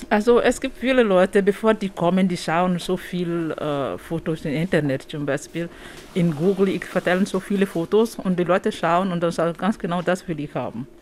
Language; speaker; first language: German; non-native, learner; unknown